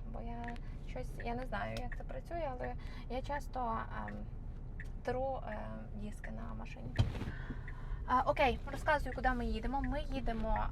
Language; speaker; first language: Ukrainian; native; Ukrainian